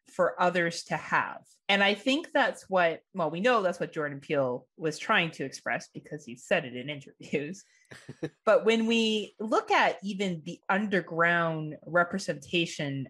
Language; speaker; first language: English; native; English